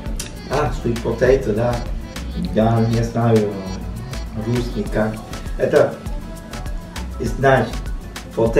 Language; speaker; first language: Russian; non-native, learner; Spanish